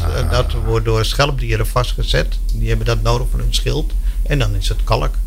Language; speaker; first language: Dutch; native; Dutch